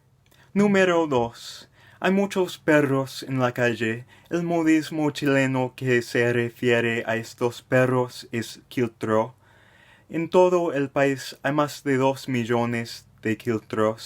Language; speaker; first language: Spanish; non-native, fluent; English